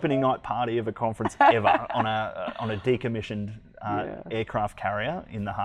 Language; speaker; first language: English; native; English